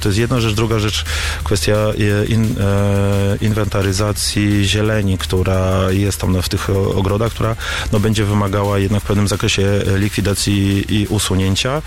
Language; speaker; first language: Polish; native; Polish